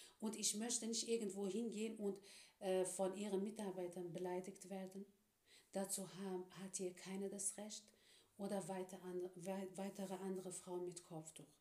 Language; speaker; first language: German; non-native, fluent; Turkish